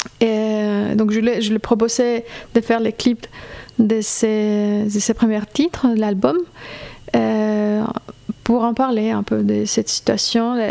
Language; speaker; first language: French; non-native, fluent; Spanish